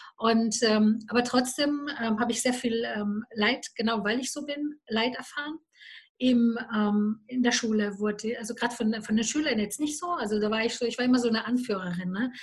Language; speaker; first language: German; native; German